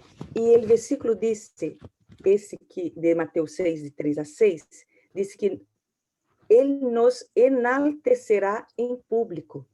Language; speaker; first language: Portuguese; non-native, learner; Spanish